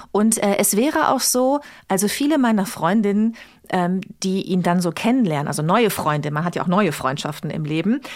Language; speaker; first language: German; native; German